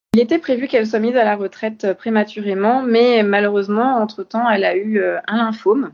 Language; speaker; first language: French; native; French